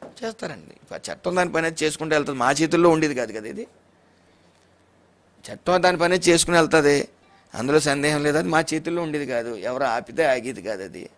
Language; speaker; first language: Telugu; native; Telugu